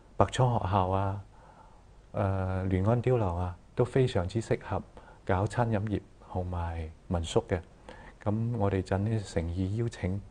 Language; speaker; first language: Cantonese; native; Cantonese